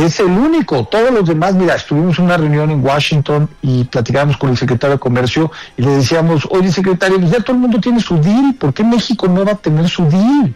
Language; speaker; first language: Spanish; native; Spanish